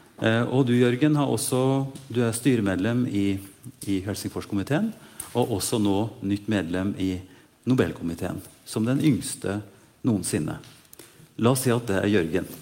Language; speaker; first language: Norwegian; native; Norwegian